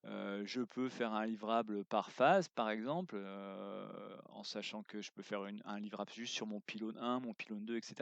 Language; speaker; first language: French; native; French